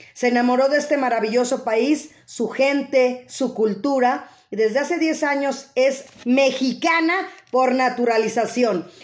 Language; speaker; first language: Spanish; native; Spanish